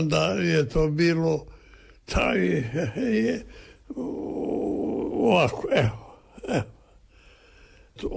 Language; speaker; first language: Serbian; native; Serbian